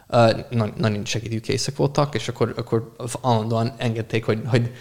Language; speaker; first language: Hungarian; non-native, fluent; English